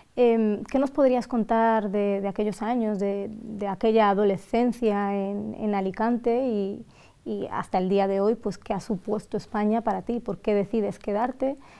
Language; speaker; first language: Spanish; native; Spanish